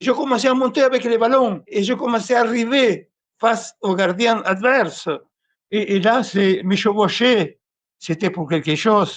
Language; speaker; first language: French; non-native, fluent; Spanish